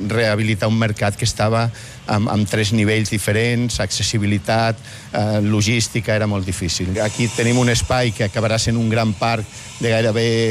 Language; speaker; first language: Catalan; native; Catalan